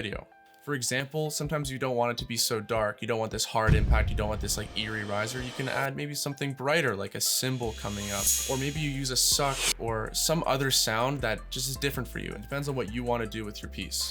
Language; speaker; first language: English; native; English